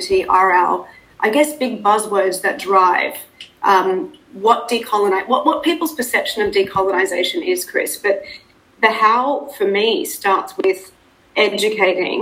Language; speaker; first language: English; native; English